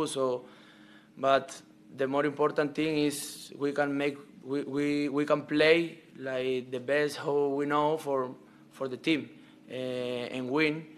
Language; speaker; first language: English; non-native, learner; Spanish